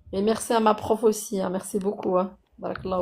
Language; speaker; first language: French; native; French